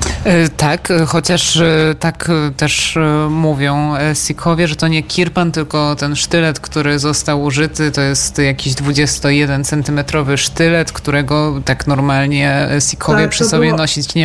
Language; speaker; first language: Polish; native; Polish